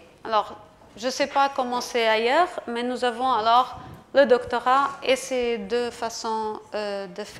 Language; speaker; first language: French; non-native, fluent; Portuguese